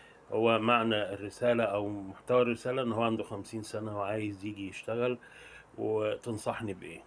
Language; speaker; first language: Arabic; native; Arabic